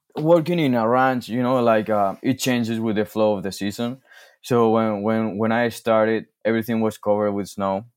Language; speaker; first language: English; non-native, fluent; Spanish